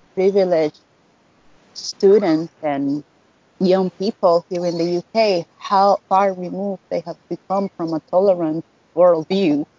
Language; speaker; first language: English; non-native, fluent; Spanish